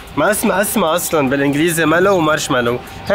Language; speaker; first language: Arabic; native; Arabic